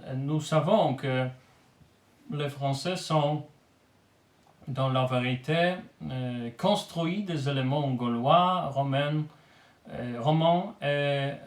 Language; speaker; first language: French; non-native, learner; Polish